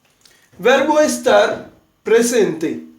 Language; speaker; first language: Spanish; non-native, fluent; Haitian Creole